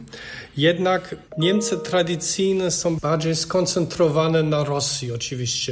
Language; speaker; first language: Polish; non-native, fluent; German